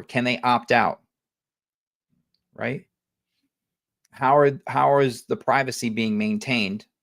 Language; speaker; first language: English; native; English